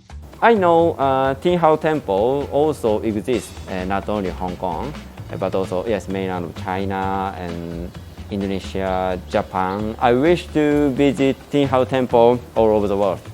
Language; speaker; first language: English; non-native, learner; Japanese